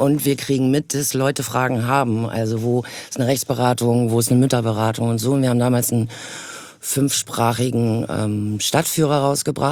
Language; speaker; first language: German; native; German